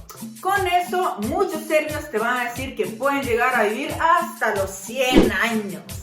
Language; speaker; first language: Spanish; non-native, fluent; Serbian